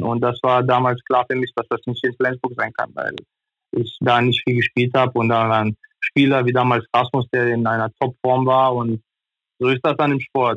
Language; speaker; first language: German; non-native, fluent; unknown